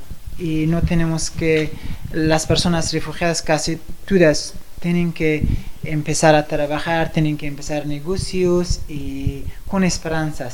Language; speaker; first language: Spanish; non-native, fluent; Persian